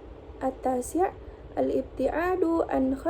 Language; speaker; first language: Arabic; non-native, learner; Indonesian